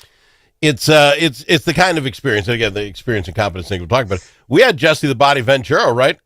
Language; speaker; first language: English; native; English